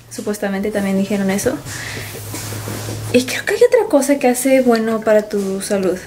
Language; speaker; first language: Spanish; early bilingual, heritage; Spanish